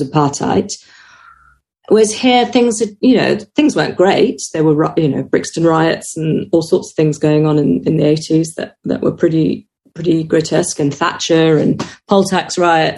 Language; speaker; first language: English; native; English